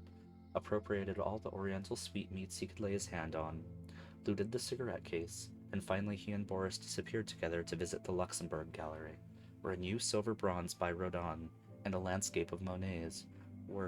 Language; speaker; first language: English; native; English